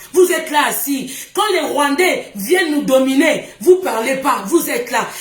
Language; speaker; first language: French; non-native, local second language; Lingala